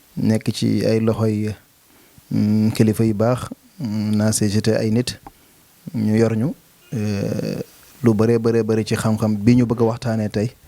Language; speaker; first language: Wolof; native; Wolof